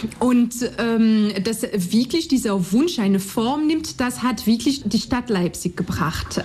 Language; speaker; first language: German; non-native, fluent; French